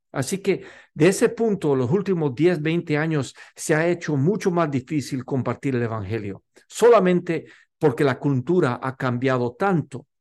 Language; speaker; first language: Spanish; non-native, local second language; English